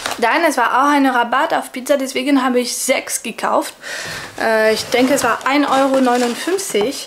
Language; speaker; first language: German; non-native, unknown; French